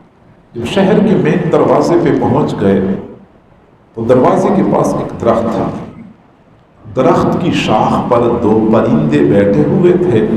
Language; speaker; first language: Urdu; native; Urdu